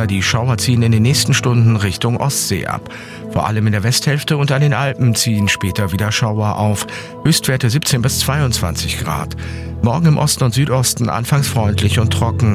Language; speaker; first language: German; native; German